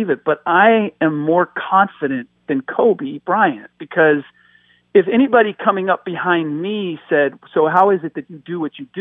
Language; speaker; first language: English; early bilingual, other home language; German